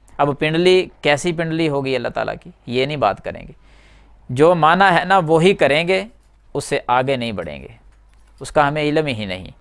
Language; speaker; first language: Urdu; native; Urdu